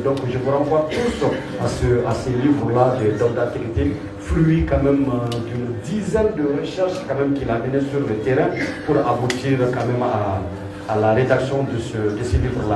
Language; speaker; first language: French; native; French